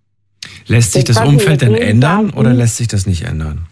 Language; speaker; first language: German; native; German